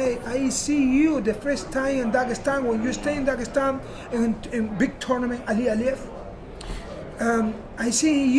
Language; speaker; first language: English; non-native, learner; Spanish